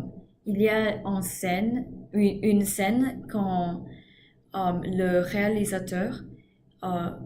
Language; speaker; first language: French; non-native, learner; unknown